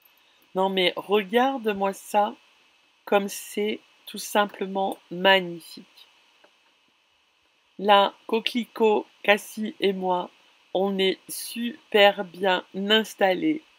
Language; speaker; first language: French; native; French